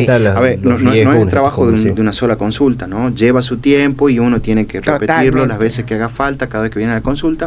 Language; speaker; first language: Spanish; native; Spanish